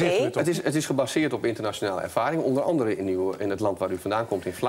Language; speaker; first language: Dutch; native; Dutch